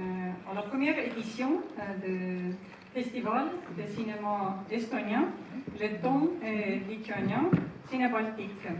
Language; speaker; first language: French; non-native, fluent; Estonian